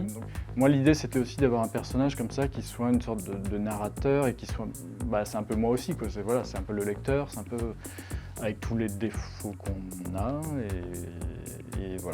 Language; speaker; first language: French; native; French